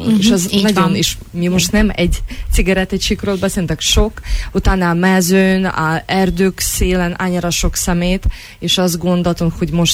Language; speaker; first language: Hungarian; non-native, fluent; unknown